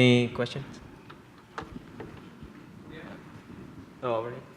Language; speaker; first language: English; non-native, fluent; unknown